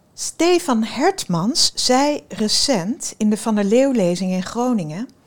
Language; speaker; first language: Dutch; early bilingual, other home language; Swedish